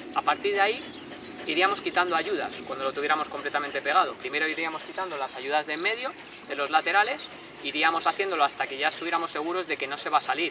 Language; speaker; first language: Spanish; native; Spanish